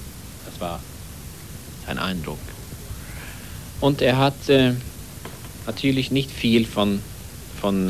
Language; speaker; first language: German; non-native, fluent; Norwegian